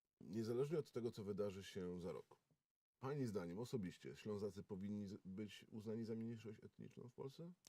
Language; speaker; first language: Polish; native; Polish